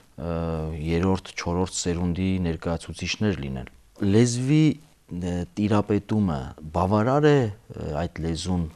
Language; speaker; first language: Armenian; native; Armenian